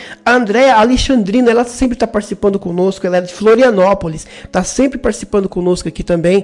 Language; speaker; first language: Portuguese; native; Portuguese